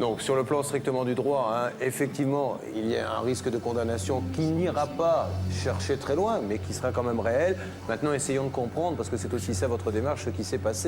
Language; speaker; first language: French; native; French